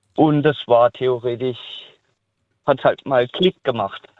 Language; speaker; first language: German; early bilingual, heritage; German